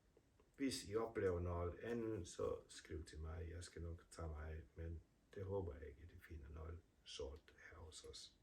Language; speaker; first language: Danish; non-native, fluent; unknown